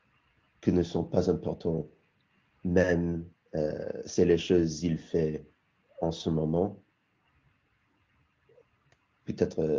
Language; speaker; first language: French; non-native, learner; English